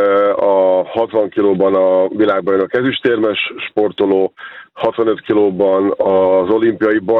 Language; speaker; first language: Hungarian; native; Hungarian